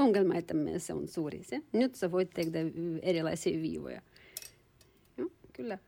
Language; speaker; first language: Finnish; non-native, learner; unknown